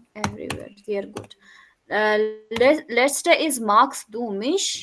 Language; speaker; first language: German; non-native, learner; Hindi